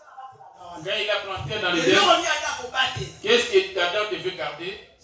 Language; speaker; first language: French; non-native, local second language; Lingala